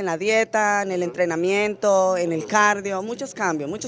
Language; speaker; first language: Spanish; native; Spanish